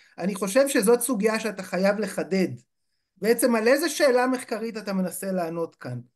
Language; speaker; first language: Hebrew; native; Hebrew